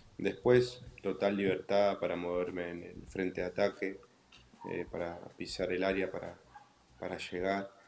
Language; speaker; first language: Spanish; native; Spanish